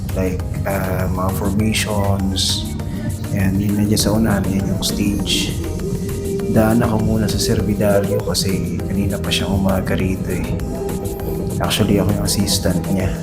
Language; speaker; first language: Filipino; native; Filipino